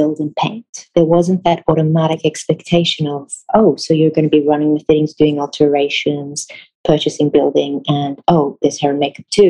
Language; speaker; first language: English; non-native, fluent; Hebrew